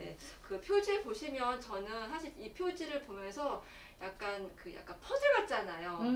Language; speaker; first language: Korean; native; Korean